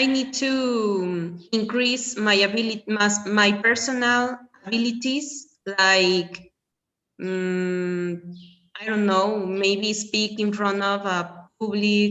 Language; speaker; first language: English; non-native, learner; Spanish